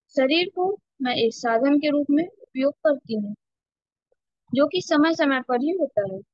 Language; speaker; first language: Hindi; native; Hindi